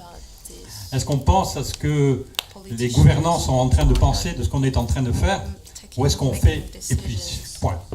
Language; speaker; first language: French; native; French